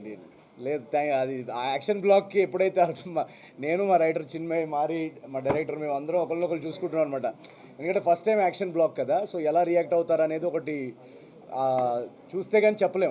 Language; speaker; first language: Telugu; native; Telugu